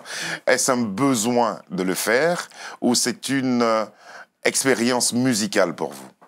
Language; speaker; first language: French; native; French